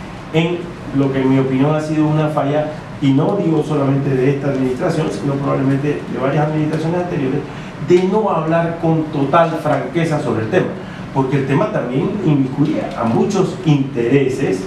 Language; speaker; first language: Spanish; native; Spanish